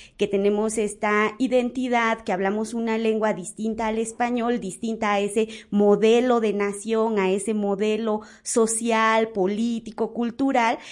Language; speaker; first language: Spanish; non-native, local second language; Zapotec